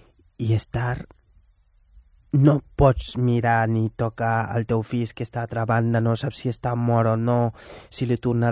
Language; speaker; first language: Catalan; non-native, fluent; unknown